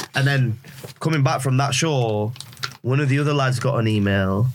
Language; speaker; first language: English; early bilingual, other home language; Urdu